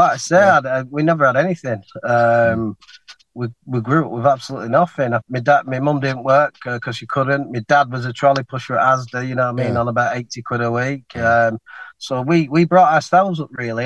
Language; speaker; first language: English; native; English